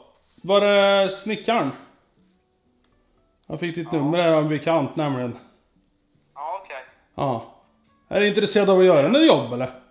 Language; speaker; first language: Swedish; native; Swedish